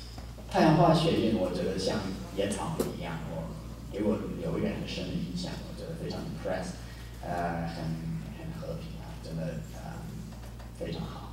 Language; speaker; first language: Chinese; non-native, fluent; English